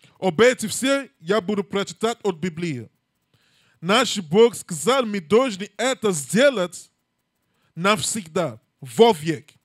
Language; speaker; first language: Russian; non-native, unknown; English